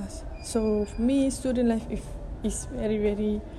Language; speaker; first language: English; non-native, local second language; Malay